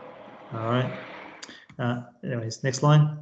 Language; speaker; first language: English; native; English